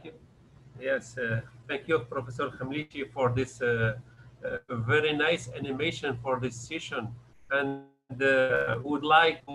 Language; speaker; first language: English; non-native, learner; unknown